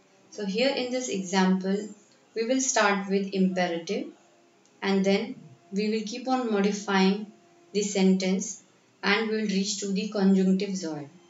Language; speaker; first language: English; non-native, local second language; Hindi